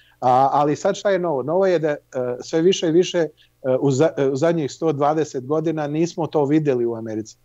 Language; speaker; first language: Serbian; early bilingual, heritage; Serbian